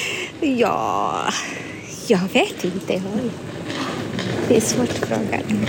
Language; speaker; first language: Swedish; non-native, learner; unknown